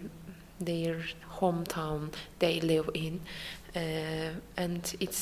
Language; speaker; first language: English; non-native, learner; Turkish